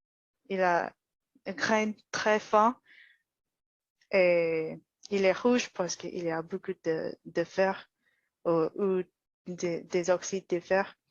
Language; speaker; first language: French; non-native, learner; English